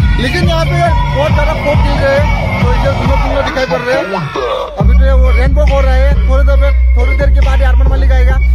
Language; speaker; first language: Hindi; non-native, local second language; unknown